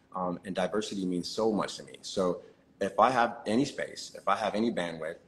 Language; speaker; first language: English; native; English